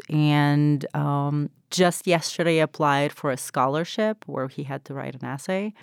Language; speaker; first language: English; non-native, fluent; Ukrainian